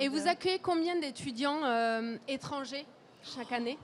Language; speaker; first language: French; native; French